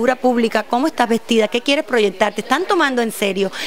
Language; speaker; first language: Spanish; native; Spanish